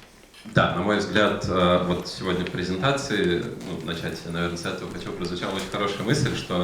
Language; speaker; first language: Russian; native; Russian